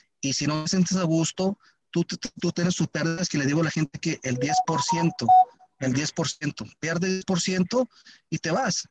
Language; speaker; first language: Spanish; early bilingual, heritage; Spanish